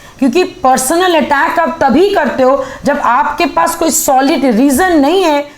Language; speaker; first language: Hindi; native; Hindi